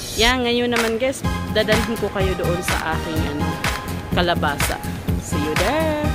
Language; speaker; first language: Filipino; non-native, local second language; Cebuano